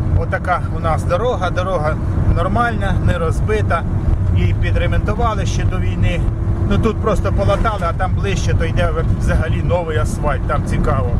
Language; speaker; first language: Ukrainian; non-native, local second language; Russian